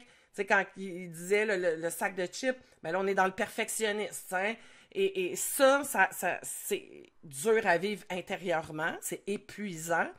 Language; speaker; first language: French; native; French